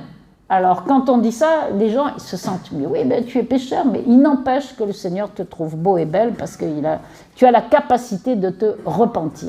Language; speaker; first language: French; native; French